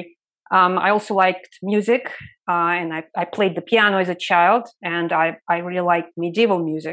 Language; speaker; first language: English; non-native, fluent; Russian